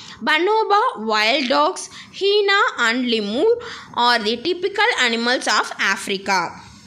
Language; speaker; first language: English; non-native, local second language; Tamil